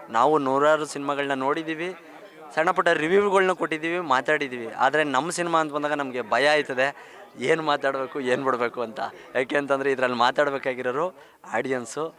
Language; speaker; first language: Kannada; native; Kannada